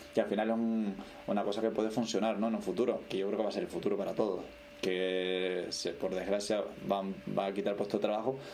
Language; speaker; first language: Spanish; native; Spanish